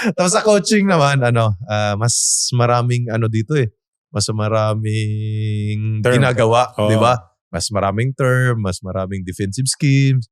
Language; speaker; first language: Filipino; non-native, local second language; Cebuano